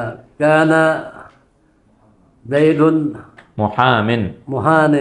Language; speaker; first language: Arabic; non-native, learner; Indonesian